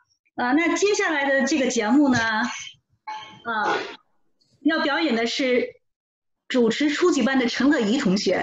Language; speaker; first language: Chinese; native; Chinese